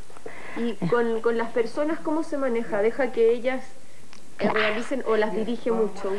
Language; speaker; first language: Spanish; native; Spanish